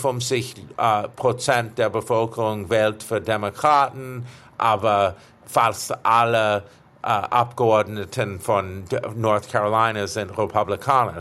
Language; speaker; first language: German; non-native, fluent; English